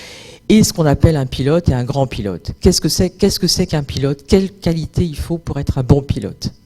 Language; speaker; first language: French; native; French